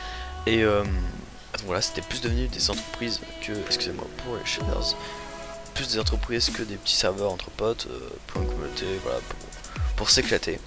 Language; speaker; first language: French; native; French